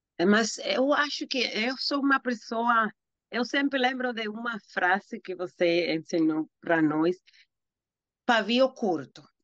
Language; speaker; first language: Portuguese; non-native, learner; Spanish